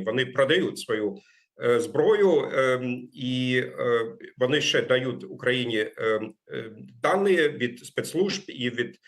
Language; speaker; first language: Ukrainian; non-native, fluent; German